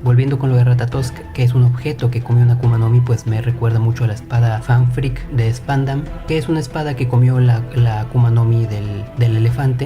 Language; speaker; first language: Spanish; native; Spanish